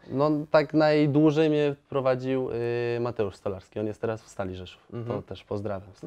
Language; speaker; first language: Polish; early bilingual, other home language; Spanish